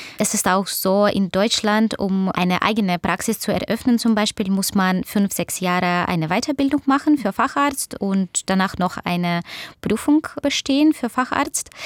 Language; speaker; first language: German; non-native, fluent; Russian